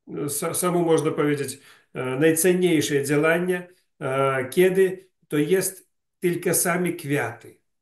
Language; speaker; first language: Polish; non-native, learner; Ukrainian